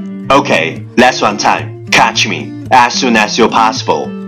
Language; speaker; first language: English; non-native, fluent; Chinese